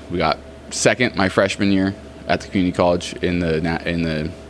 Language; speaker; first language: English; native; English